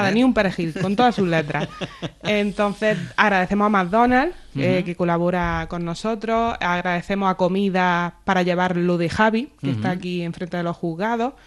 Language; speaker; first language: Spanish; native; Spanish